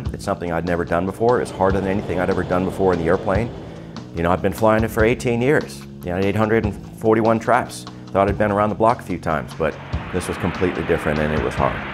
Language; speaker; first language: English; native; English